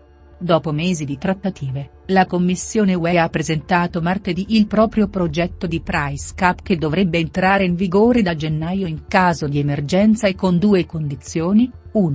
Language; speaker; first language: Italian; native; Italian